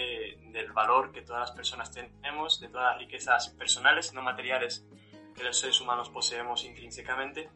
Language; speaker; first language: Spanish; native; Spanish